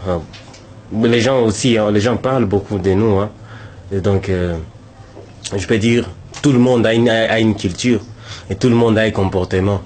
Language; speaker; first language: French; non-native, local second language; Swahili